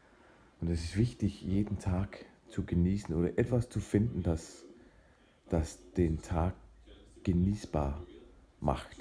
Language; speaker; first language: German; non-native, fluent; Danish